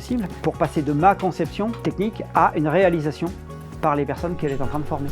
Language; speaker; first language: French; native; French